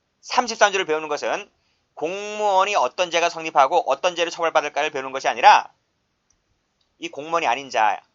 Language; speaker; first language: Korean; native; Korean